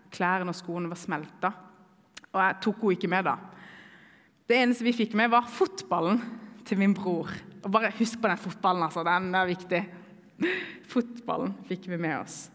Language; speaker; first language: Norwegian; early bilingual, other home language; Kurdish